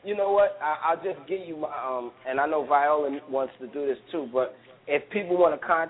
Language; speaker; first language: English; native; English